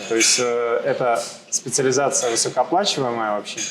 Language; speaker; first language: Russian; native; Russian